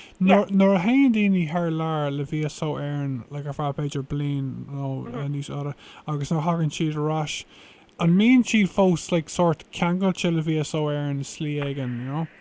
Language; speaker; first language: Irish; non-native, local second language; English